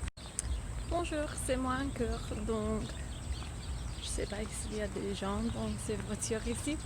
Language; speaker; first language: French; non-native, learner; English